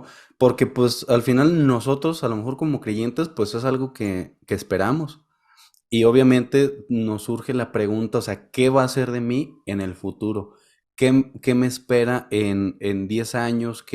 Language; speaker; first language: Spanish; native; Spanish